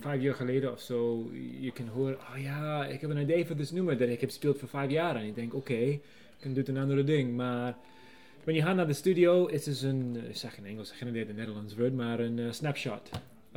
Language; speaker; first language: Dutch; non-native, learner; English